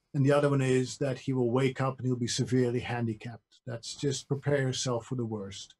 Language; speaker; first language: English; non-native, fluent; Dutch